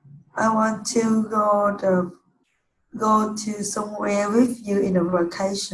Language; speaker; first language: English; non-native, learner; Vietnamese